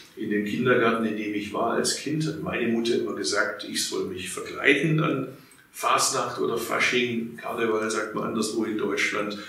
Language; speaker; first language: German; early bilingual, other home language; Turkish